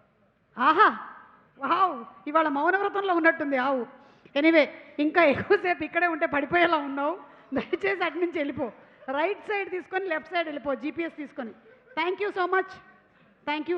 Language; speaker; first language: Telugu; native; Telugu